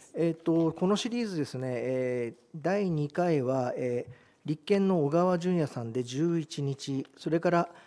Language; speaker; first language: Japanese; native; Japanese